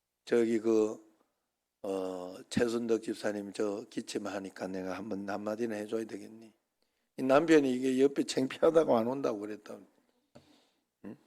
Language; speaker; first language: Korean; native; Korean